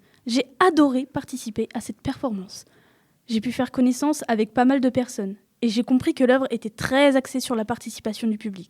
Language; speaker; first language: French; native; French